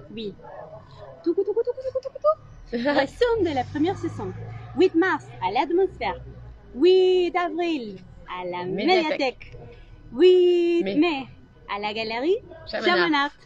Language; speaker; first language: French; non-native, local second language; Spanish